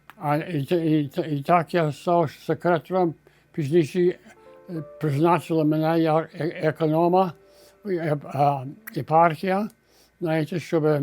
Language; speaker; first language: Ukrainian; early bilingual, heritage; Ukrainian